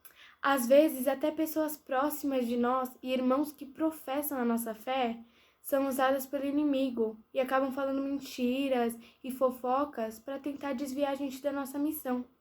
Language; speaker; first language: Portuguese; native; Portuguese